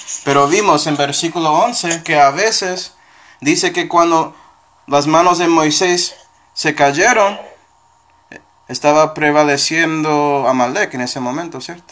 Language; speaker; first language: Spanish; non-native, fluent; English